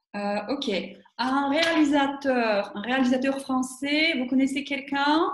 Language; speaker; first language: French; non-native, fluent; Slovak